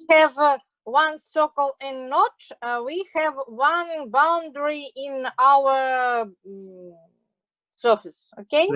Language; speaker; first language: English; non-native, learner; Russian